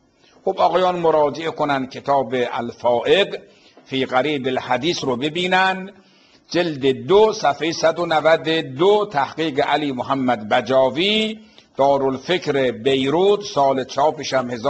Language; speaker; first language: Persian; native; Persian